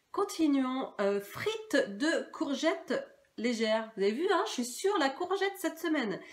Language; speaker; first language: French; native; French